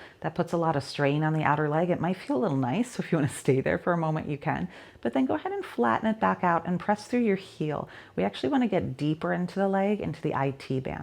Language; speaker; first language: English; native; English